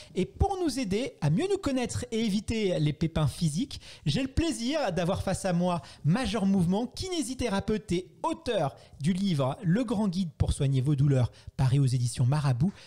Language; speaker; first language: French; native; French